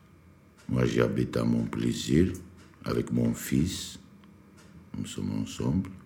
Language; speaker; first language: French; non-native, learner; Georgian